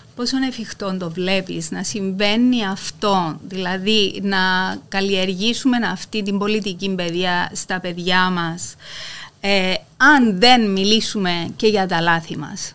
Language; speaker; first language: Greek; native; Greek